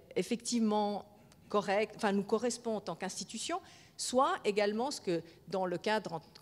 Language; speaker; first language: French; native; French